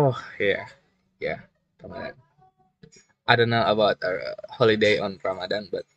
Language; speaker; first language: English; non-native, learner; Indonesian